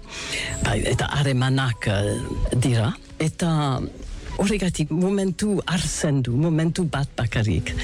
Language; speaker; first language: Basque; non-native, local second language; English